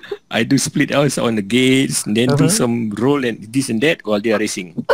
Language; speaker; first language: English; non-native, local second language; Malay